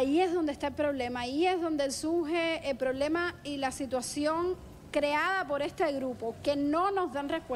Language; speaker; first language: Spanish; native; Spanish